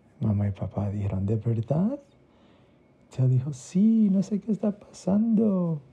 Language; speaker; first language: Spanish; early bilingual, heritage; Spanish